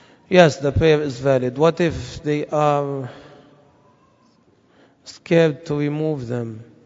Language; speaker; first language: English; non-native, fluent; Arabic